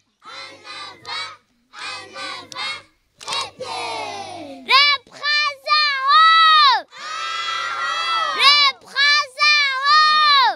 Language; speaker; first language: French; non-native, learner; Kinyarwanda